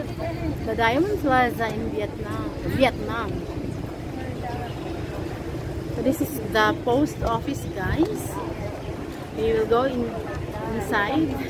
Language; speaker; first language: English; non-native, local second language; Filipino